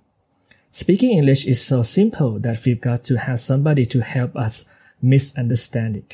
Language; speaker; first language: English; non-native, fluent; Thai